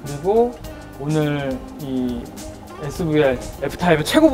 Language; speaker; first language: Korean; native; Korean